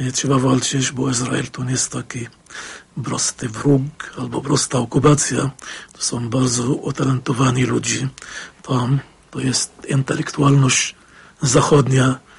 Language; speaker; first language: Polish; non-native, fluent; Arabic